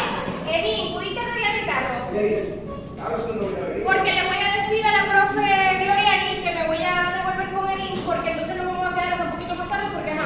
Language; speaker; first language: Spanish; native; Spanish